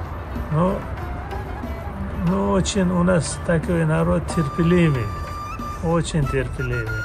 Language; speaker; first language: Russian; non-native, local second language; Uzbek